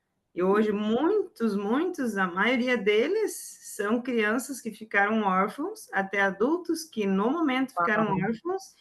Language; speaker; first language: Portuguese; native; Portuguese